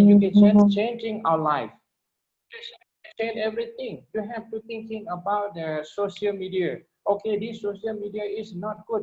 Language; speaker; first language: English; non-native, learner; Lao